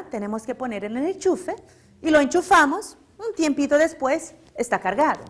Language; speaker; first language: Spanish; non-native, fluent; Portuguese